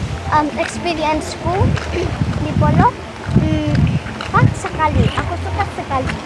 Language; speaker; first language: Indonesian; early bilingual, heritage; Spanish